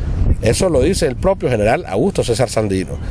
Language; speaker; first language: Spanish; native; Spanish